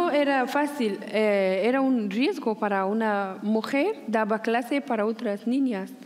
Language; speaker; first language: Spanish; non-native, learner; Persian